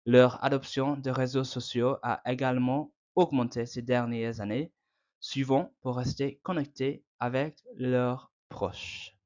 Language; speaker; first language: French; non-native, learner; English